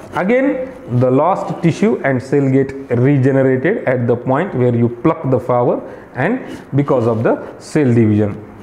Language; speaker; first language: English; non-native, local second language; Marathi